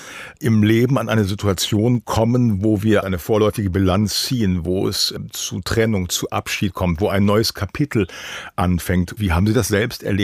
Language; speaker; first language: German; native; German